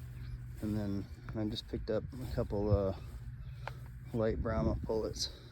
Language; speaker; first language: English; native; English